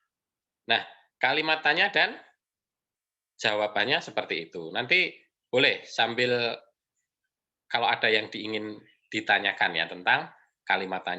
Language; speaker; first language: Indonesian; native; Indonesian